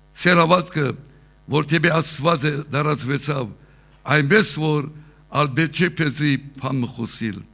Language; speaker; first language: Armenian; early bilingual, heritage; Armenian